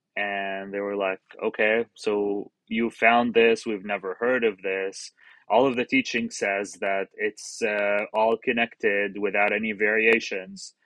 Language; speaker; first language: English; non-native, fluent; Arabic